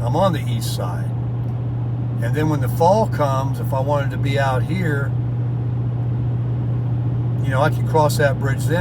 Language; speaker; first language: English; native; English